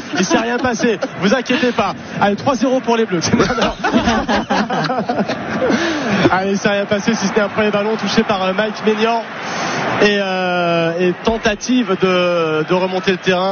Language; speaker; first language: French; native; French